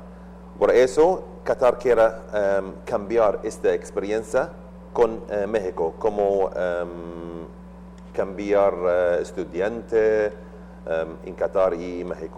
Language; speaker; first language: Spanish; non-native, learner; Arabic